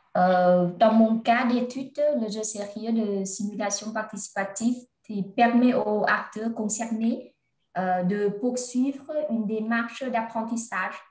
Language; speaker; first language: French; non-native, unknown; Vietnamese